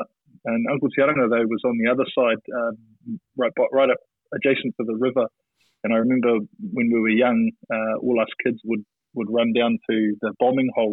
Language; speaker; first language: English; native; English